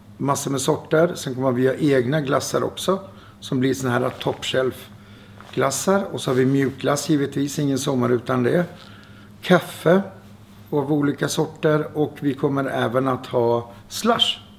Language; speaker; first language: Swedish; native; Swedish